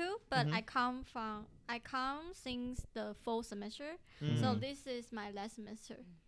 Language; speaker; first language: English; non-native, fluent; Chinese